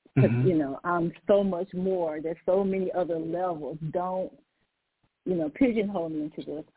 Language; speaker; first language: English; native; English